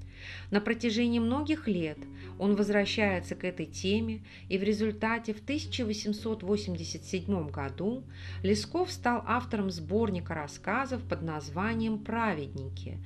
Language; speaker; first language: Russian; native; Russian